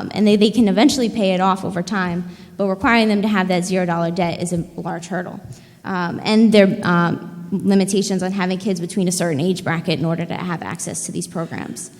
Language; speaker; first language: English; native; English